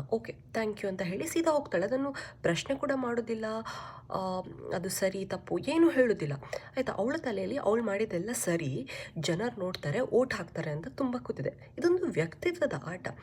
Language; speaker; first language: Kannada; native; Kannada